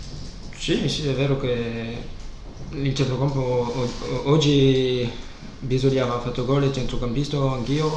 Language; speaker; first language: Italian; non-native, fluent; French